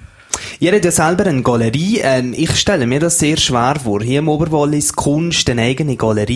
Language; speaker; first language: German; native; German